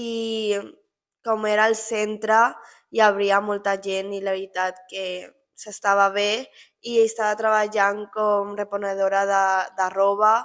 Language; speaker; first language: Catalan; non-native, local second language; Spanish